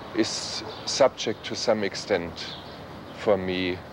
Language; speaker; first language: English; non-native, fluent; German